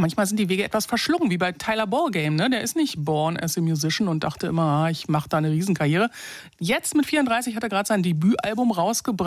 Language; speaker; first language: German; native; German